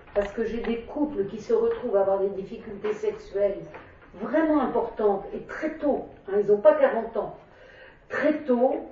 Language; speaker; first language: French; native; French